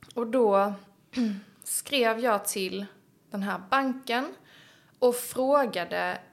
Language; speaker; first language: Swedish; native; Swedish